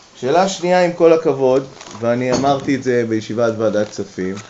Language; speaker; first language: Hebrew; native; Hebrew